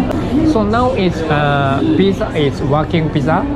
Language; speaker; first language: English; non-native, learner; Japanese